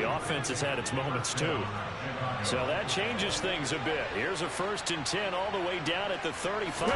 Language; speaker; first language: English; native; English